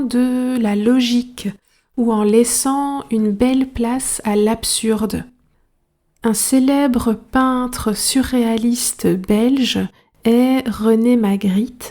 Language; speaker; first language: French; native; French